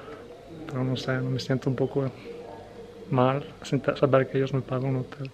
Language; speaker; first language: Spanish; non-native, fluent; Italian